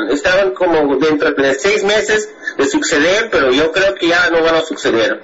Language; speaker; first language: Spanish; non-native, fluent; English